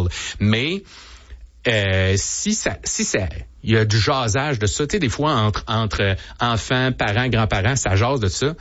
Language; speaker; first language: French; native; French